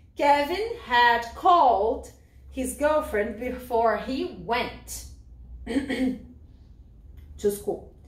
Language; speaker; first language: English; non-native, fluent; Portuguese